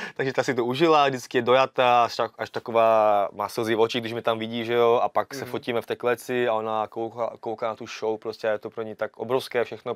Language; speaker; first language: Czech; early bilingual, other home language; Vietnamese